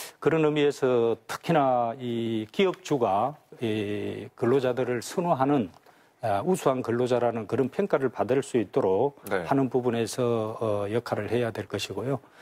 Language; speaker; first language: Korean; native; Korean